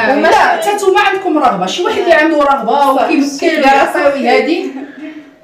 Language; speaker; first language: Arabic; native; Arabic